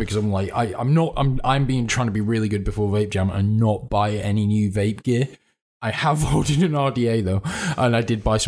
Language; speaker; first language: English; native; English